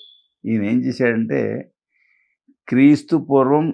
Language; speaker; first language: Telugu; native; Telugu